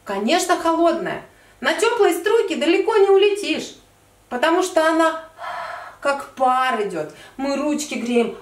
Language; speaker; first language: Russian; native; Russian